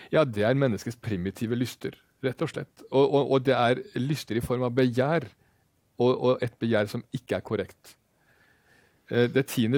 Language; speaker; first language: Norwegian; native; Norwegian